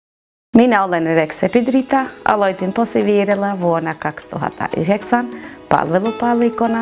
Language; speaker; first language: Finnish; non-native, fluent; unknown